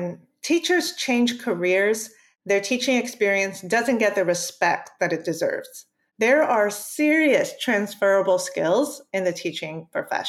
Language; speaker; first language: English; early bilingual, other home language; Spanish